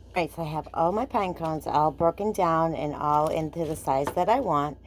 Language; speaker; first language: English; native; English